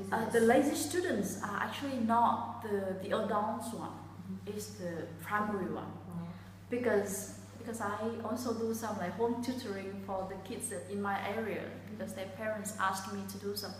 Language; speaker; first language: English; non-native, fluent; Vietnamese